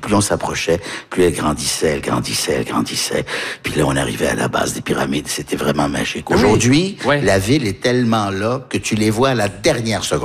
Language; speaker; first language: French; early bilingual, heritage; French